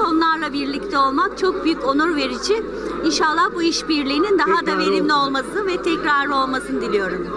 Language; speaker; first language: Turkish; native; Turkish